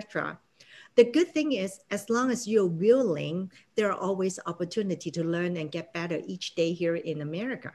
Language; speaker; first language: English; non-native, local second language; Cantonese